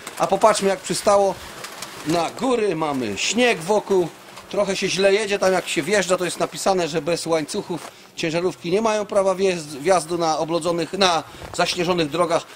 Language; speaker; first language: Polish; native; Polish